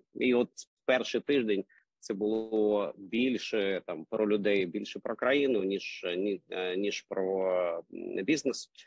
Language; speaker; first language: Ukrainian; non-native, local second language; Russian